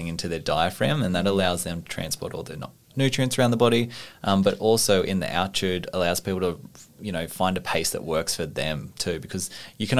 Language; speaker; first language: English; native; English